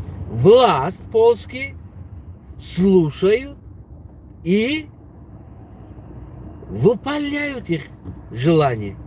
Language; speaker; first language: Russian; non-native, local second language; Tajik